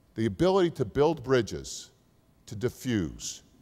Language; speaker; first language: English; native; English